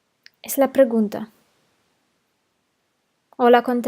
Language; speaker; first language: Spanish; non-native, fluent; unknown